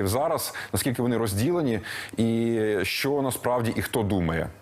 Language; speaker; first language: Ukrainian; native; Ukrainian